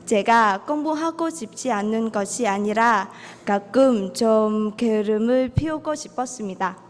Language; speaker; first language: Korean; non-native, fluent; Vietnamese